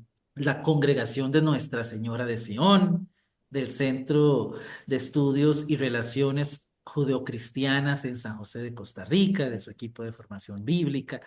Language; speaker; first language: Spanish; native; Spanish